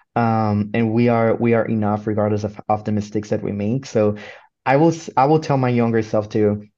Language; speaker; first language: English; non-native, fluent; Spanish